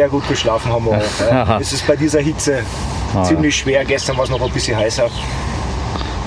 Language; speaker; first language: German; native; German